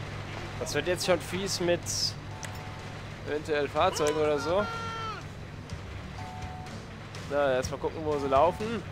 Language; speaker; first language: German; native; German